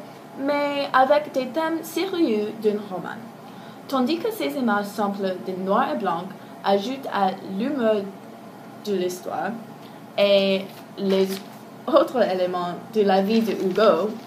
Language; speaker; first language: French; non-native, learner; English